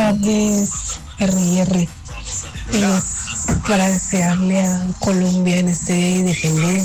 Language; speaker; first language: Spanish; native; Spanish